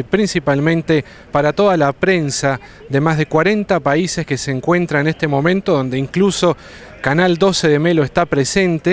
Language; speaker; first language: Spanish; native; Spanish